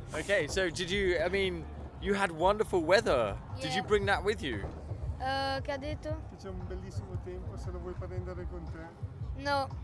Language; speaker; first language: English; non-native, fluent; Italian